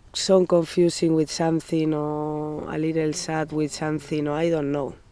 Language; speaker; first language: English; non-native, learner; Spanish